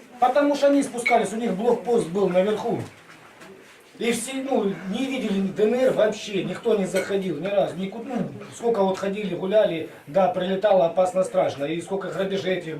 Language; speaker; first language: Russian; native; Russian